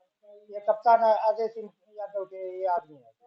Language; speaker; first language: Hindi; native; Hindi